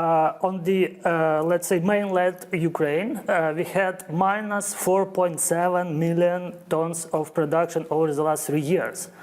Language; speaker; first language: English; non-native, fluent; Ukrainian